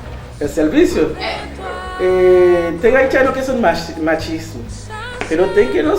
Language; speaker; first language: Portuguese; non-native, learner; Haitian Creole